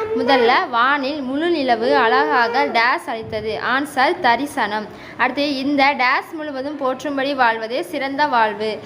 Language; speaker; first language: Tamil; native; Tamil